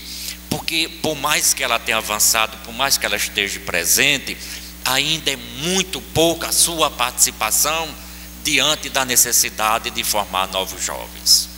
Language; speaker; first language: Portuguese; native; Portuguese